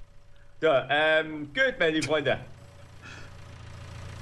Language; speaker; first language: German; native; German